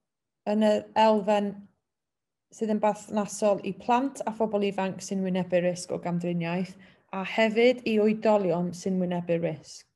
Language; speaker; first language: Welsh; native; Welsh